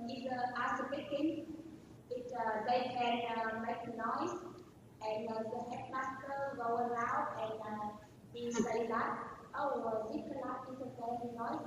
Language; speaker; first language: English; non-native, learner; Vietnamese